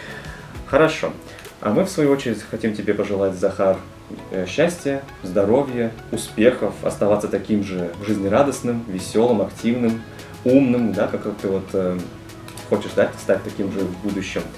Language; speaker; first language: Russian; native; Russian